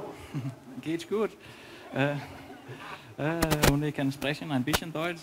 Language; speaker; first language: German; non-native, learner; Danish